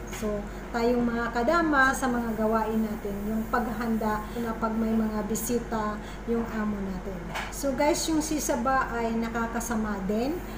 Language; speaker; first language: Filipino; non-native, local second language; Cebuano